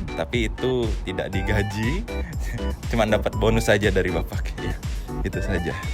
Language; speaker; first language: Indonesian; native; Indonesian